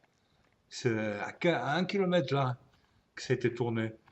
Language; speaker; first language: French; native; French